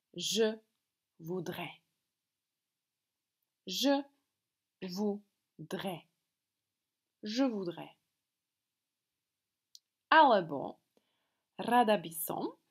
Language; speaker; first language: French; non-native, fluent; Slovak